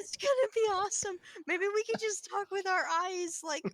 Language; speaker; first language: English; native; English